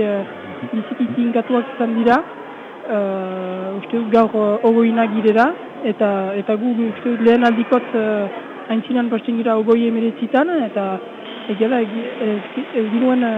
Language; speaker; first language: Basque; native; Basque